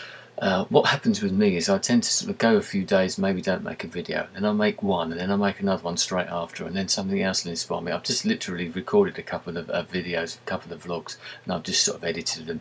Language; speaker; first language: English; native; English